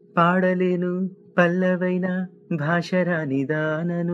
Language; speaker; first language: Telugu; native; Telugu